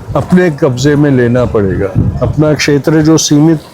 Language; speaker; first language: Hindi; non-native, local second language; Marathi